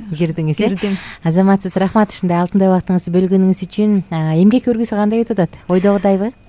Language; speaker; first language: Kyrgyz; native; Kyrgyz